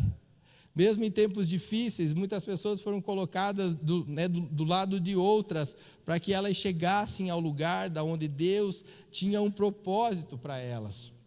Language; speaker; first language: Portuguese; native; Portuguese